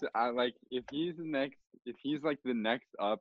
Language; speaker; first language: English; native; English